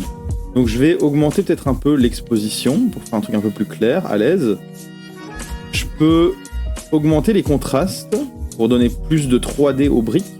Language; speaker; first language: French; native; French